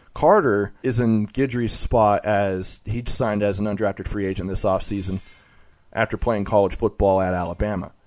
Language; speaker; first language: English; native; English